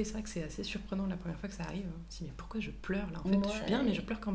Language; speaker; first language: French; native; French